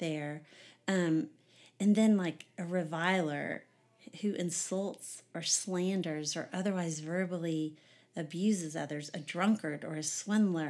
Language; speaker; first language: English; native; English